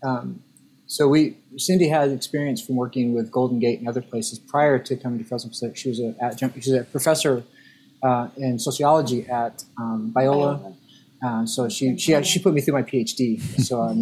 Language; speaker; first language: English; native; English